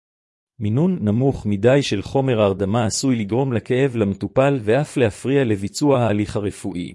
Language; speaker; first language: Hebrew; native; Hebrew